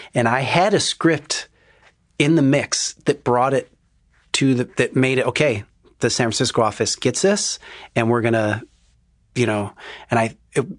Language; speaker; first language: English; native; English